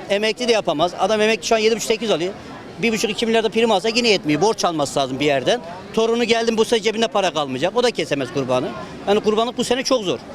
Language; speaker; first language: Turkish; native; Turkish